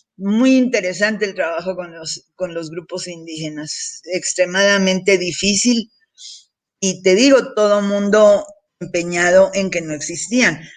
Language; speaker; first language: Spanish; early bilingual, heritage; Spanish